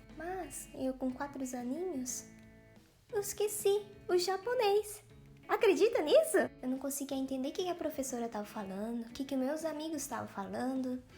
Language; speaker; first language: Portuguese; native; Portuguese